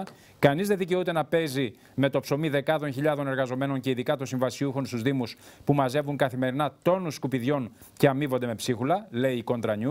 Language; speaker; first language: Greek; native; Greek